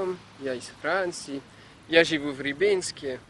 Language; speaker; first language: Russian; non-native, learner; French